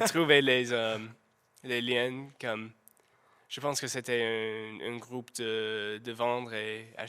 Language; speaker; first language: French; non-native, learner; English